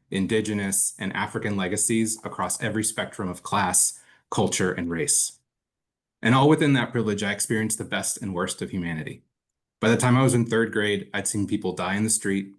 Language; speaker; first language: English; early bilingual, other home language; Spanish